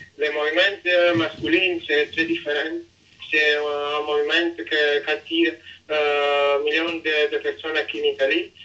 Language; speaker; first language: French; non-native, learner; Italian